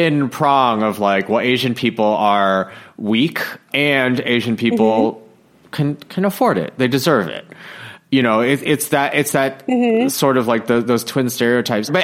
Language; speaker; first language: English; native; English